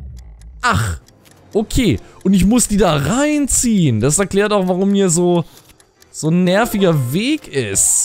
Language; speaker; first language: German; native; German